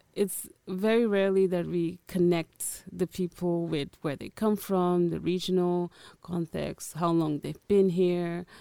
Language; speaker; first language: English; early bilingual, other home language; Portuguese